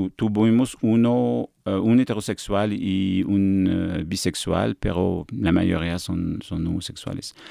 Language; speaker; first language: Spanish; non-native, fluent; French